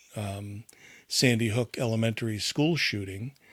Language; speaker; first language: English; native; English